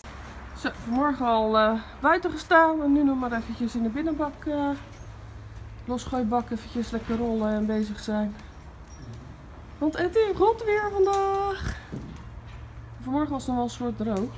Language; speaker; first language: Dutch; native; Dutch